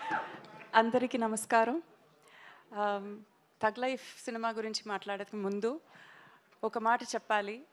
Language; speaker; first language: Telugu; non-native, local second language; Tamil